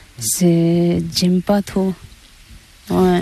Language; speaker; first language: French; non-native, learner; Tibetan